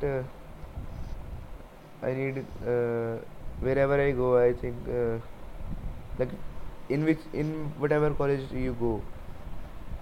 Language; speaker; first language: English; non-native, local second language; Hindi